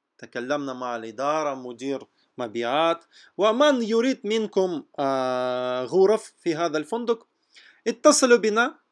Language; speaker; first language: Arabic; non-native, fluent; Russian